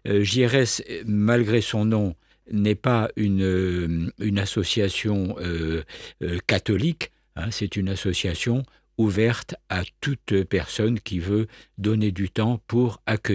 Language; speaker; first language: French; native; French